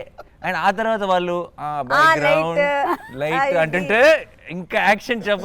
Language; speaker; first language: Telugu; native; Telugu